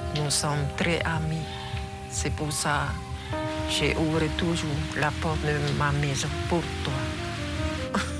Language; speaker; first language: French; non-native, local second language; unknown